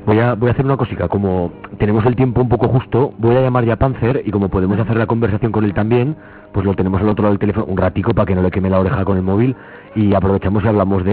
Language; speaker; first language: Spanish; native; Spanish